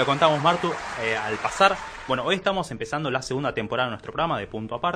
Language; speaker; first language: Spanish; native; Spanish